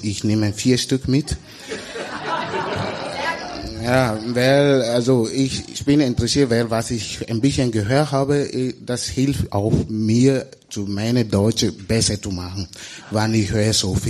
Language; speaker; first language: German; non-native, learner; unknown